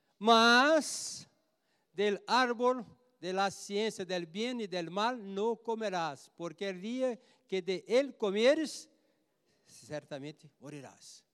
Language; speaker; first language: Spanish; non-native, learner; Portuguese